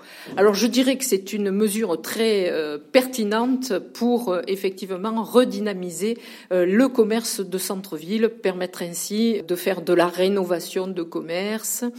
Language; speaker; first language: French; native; French